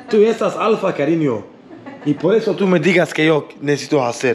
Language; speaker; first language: Spanish; non-native, learner; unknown